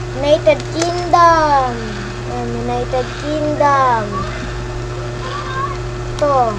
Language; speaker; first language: English; non-native, fluent; Filipino